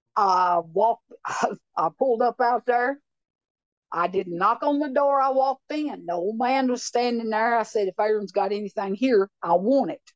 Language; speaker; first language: English; native; English